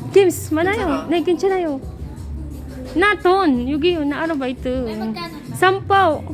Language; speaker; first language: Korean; non-native, learner; Filipino